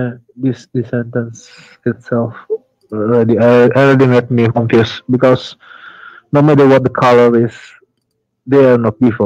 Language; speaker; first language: English; non-native, learner; Indonesian